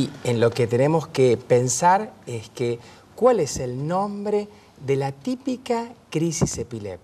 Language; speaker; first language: Spanish; native; Spanish